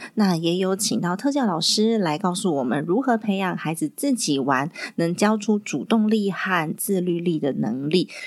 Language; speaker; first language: Chinese; native; Chinese